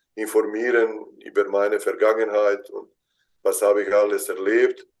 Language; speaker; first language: German; non-native, fluent; Bosnian